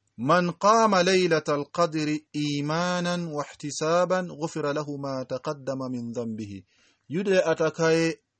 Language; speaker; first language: Swahili; native; Swahili